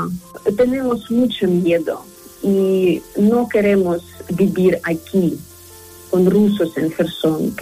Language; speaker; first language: Spanish; non-native, learner; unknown